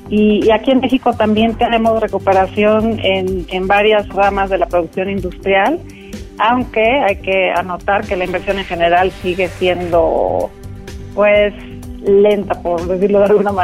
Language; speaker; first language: Spanish; native; Spanish